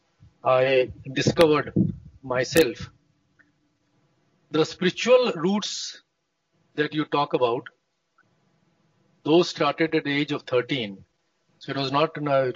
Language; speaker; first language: English; non-native, local second language; Hindi